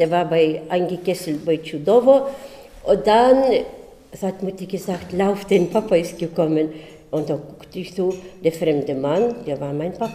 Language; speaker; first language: German; early bilingual, heritage; German